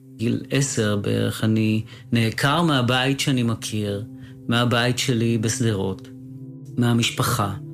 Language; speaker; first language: Hebrew; native; Hebrew